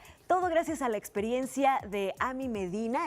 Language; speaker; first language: Spanish; native; Spanish